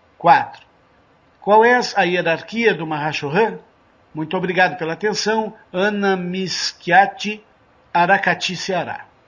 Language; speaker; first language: Portuguese; native; Portuguese